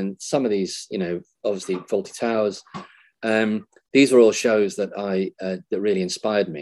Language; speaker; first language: English; native; English